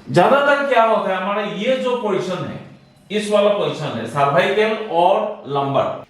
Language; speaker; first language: Hindi; non-native, local second language; Assamese